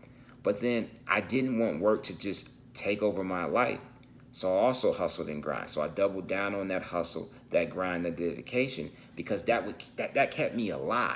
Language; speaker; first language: English; native; English